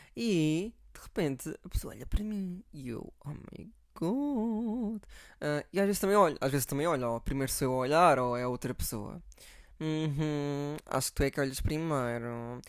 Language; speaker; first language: Portuguese; native; Portuguese